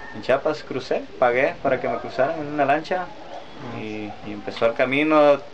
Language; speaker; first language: Spanish; native; Spanish